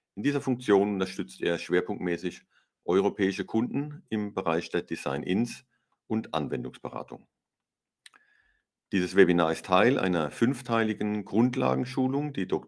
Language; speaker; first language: German; native; German